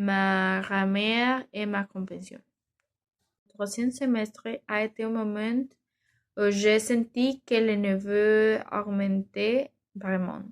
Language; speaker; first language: French; non-native, learner; Spanish